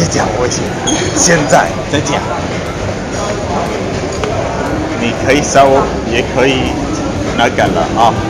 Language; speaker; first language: Chinese; non-native, learner; Italian